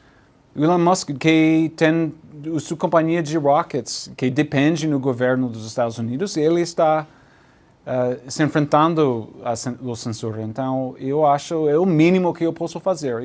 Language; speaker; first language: Portuguese; non-native, learner; English